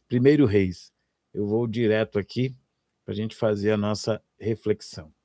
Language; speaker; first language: Portuguese; native; Portuguese